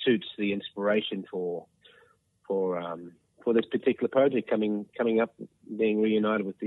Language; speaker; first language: English; native; English